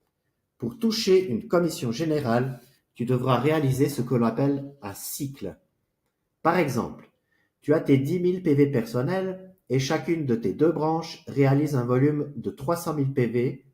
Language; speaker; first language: French; native; French